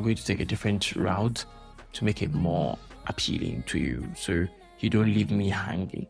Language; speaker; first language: English; non-native, local second language; Akan